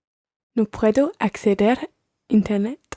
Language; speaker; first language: Spanish; non-native, learner; English